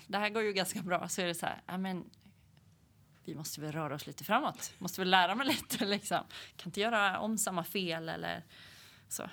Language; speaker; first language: Swedish; native; Swedish